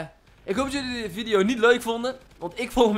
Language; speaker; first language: Dutch; native; Dutch